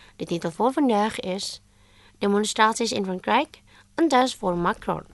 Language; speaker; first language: Dutch; non-native, fluent; Indonesian